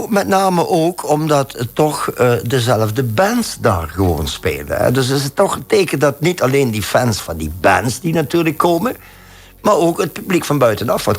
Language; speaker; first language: Dutch; native; Dutch